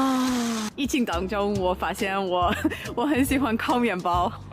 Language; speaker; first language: Chinese; non-native, fluent; English